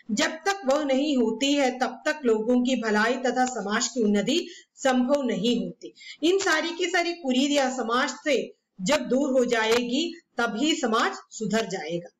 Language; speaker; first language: Hindi; non-native, local second language; Malayalam